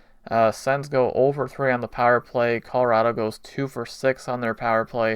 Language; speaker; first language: English; native; English